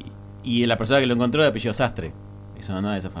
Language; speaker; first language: Spanish; native; Spanish